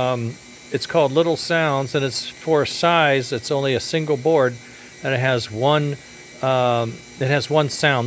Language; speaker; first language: English; native; English